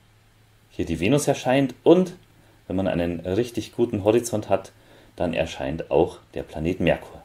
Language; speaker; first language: German; native; German